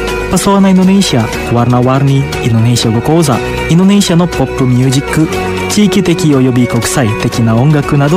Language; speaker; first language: Japanese; non-native, fluent; Indonesian